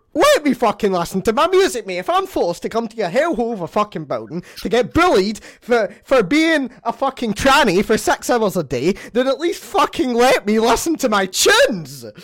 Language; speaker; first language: English; native; English